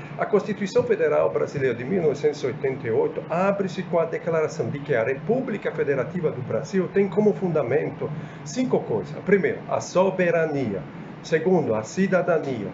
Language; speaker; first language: Portuguese; non-native, fluent; Italian